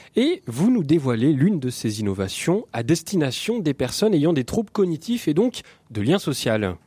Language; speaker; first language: French; native; French